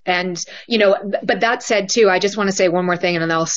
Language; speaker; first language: English; native; English